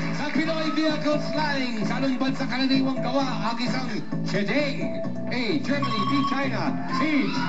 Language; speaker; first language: Filipino; native; Filipino